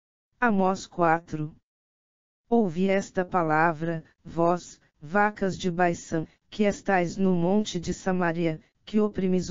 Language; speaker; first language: Portuguese; native; Portuguese